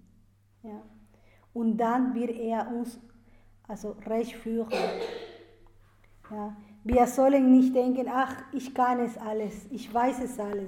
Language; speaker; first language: German; non-native, fluent; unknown